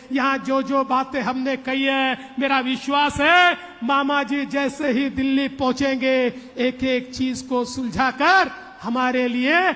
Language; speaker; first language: Hindi; non-native, local second language; Marathi